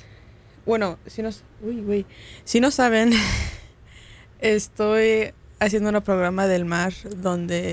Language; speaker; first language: Spanish; early bilingual, heritage; Spanish